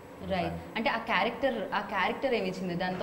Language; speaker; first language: Telugu; native; Telugu